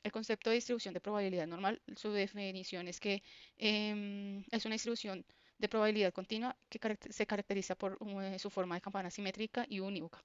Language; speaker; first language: Spanish; native; Spanish